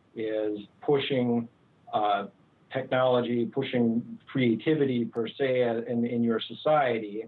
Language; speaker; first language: English; native; English